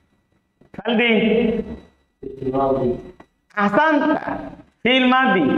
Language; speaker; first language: Arabic; non-native, fluent; Indonesian